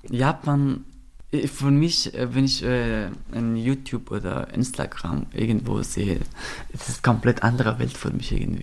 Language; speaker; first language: German; non-native, fluent; Persian